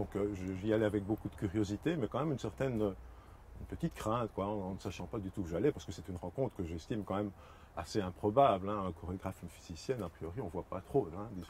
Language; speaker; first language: French; native; French